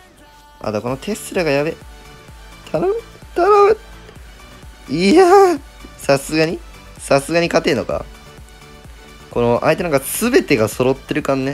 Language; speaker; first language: Japanese; native; Japanese